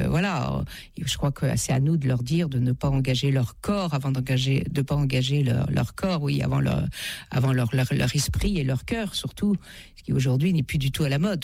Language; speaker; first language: French; native; French